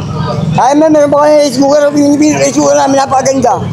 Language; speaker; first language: Filipino; native; Filipino